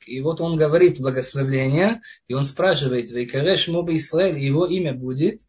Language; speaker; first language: Russian; non-native, fluent; Hebrew